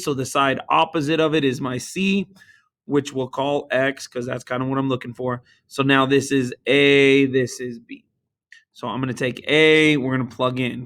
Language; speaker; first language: English; native; English